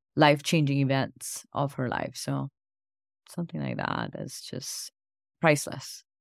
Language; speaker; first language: English; non-native, local second language; Gujarati